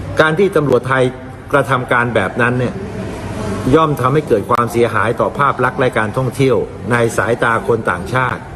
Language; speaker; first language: Thai; native; Thai